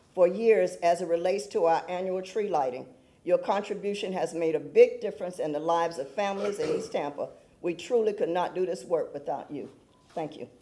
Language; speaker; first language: English; native; English